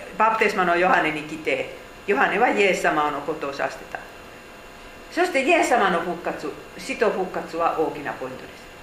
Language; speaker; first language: Japanese; non-native, fluent; Finnish